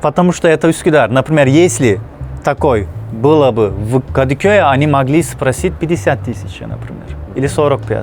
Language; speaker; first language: Russian; non-native, fluent; Turkish